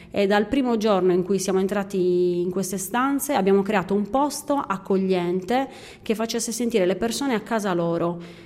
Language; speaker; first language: Italian; native; Italian